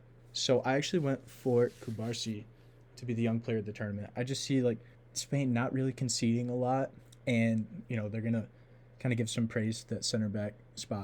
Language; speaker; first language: English; native; English